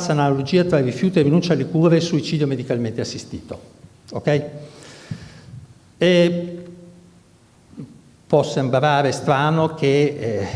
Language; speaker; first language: Italian; native; Italian